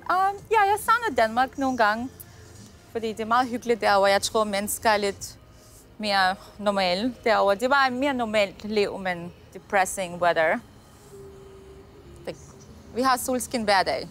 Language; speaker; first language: Danish; early bilingual, heritage; Danish